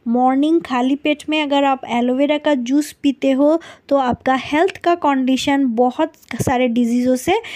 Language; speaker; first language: Hindi; non-native, local second language; Bangla